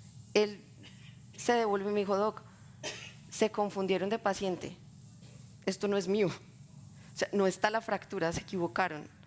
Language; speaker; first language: Spanish; native; Spanish